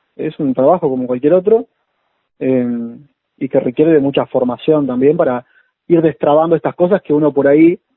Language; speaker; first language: Spanish; native; Spanish